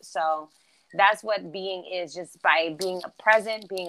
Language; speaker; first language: English; non-native, fluent; German